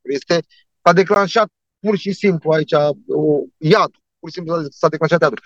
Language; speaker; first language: Romanian; non-native, local second language; Turkish